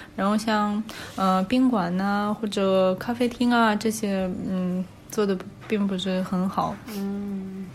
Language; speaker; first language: Chinese; non-native, fluent; Russian